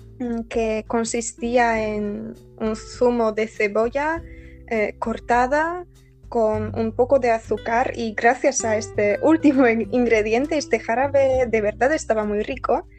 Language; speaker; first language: Spanish; non-native, learner; Polish